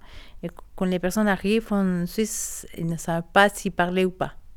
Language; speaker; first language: French; non-native, learner; Spanish